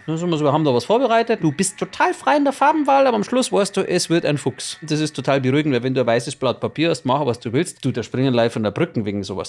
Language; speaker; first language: German; native; German